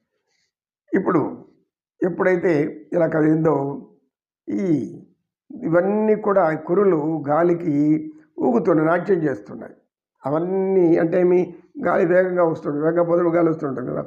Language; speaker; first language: Telugu; native; Telugu